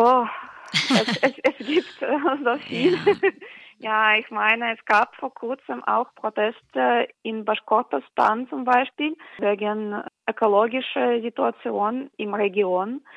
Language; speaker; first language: German; non-native, fluent; Russian